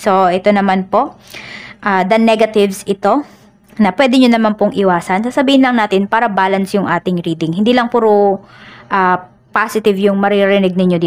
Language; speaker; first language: Filipino; native; Filipino